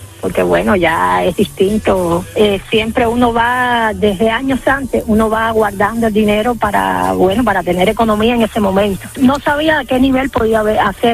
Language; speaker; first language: Spanish; native; Spanish